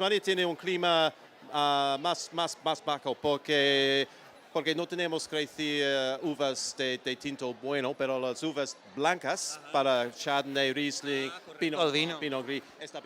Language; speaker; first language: Spanish; non-native, learner; English